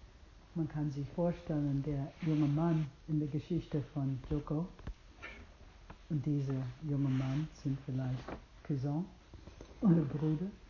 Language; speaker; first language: German; non-native, fluent; English